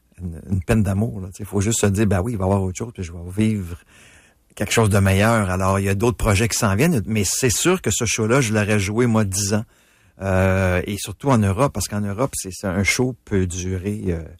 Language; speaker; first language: French; native; French